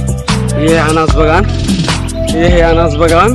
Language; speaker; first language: Hindi; non-native, local second language; Chakma